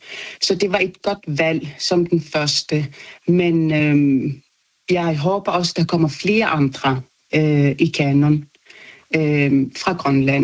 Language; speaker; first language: Danish; non-native, local second language; Kalaallisut